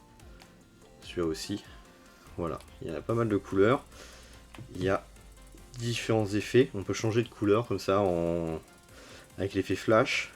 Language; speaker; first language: French; native; French